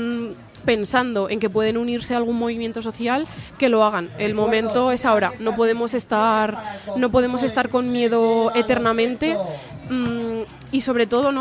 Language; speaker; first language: Spanish; native; Spanish